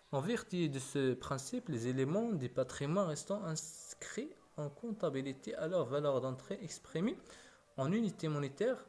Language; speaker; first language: French; non-native, local second language; Arabic